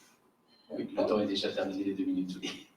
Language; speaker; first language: French; native; French